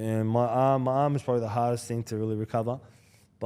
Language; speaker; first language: English; native; English